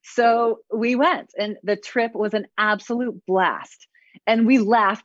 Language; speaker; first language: English; native; English